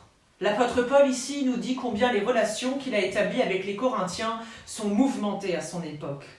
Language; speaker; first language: French; native; French